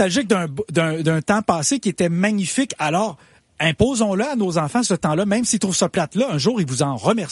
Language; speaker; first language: French; native; French